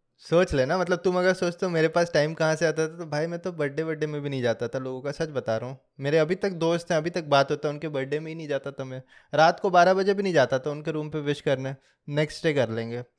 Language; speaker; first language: Hindi; native; Hindi